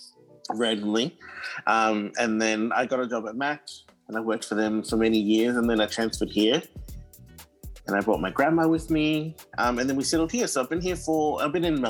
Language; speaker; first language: English; native; English